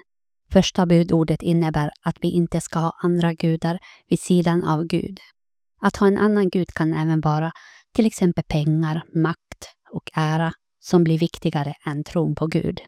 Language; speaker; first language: Swedish; native; Swedish